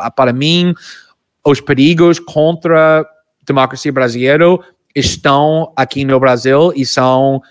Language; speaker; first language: Portuguese; non-native, fluent; English